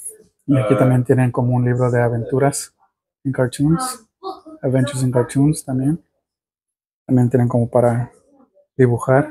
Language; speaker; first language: Spanish; early bilingual, heritage; Spanish